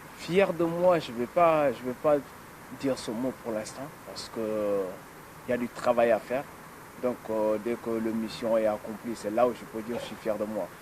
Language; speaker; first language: French; non-native, local second language; Wolof